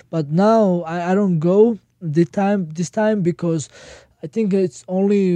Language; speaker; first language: English; non-native, learner; Georgian